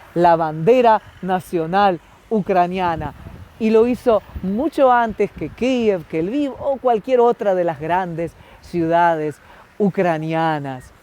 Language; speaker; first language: Spanish; non-native, fluent; Ukrainian